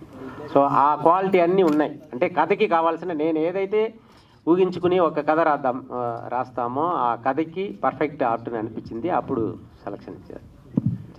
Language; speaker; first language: Telugu; native; Telugu